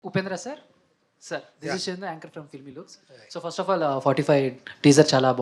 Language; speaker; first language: Telugu; native; Telugu